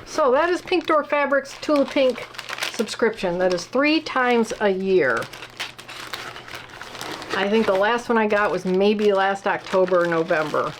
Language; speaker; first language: English; native; English